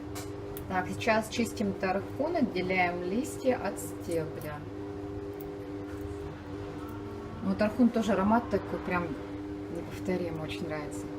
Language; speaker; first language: Russian; native; Russian